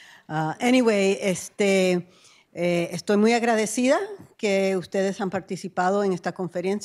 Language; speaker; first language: Spanish; early bilingual, heritage; Spanish